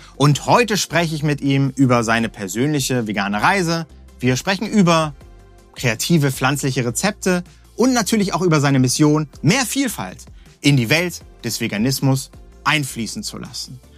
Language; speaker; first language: German; native; German